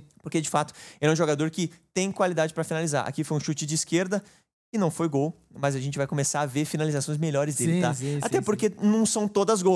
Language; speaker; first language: Portuguese; native; Portuguese